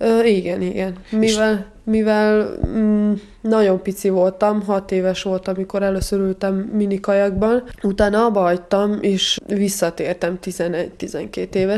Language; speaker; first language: Hungarian; non-native, fluent; Serbian